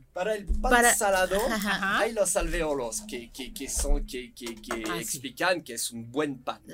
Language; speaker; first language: Spanish; non-native, fluent; French